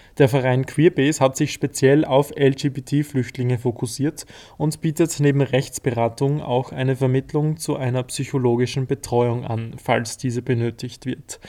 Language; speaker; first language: German; native; German